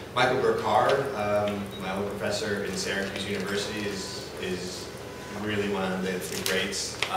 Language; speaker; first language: English; native; English